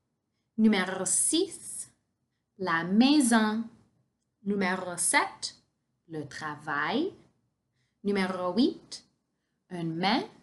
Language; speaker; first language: French; non-native, fluent; English